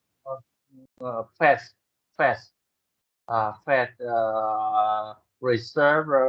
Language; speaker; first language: English; non-native, learner; Vietnamese